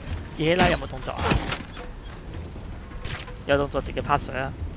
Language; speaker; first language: Chinese; native; Chinese